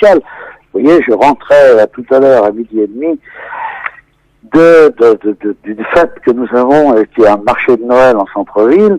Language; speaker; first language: French; native; French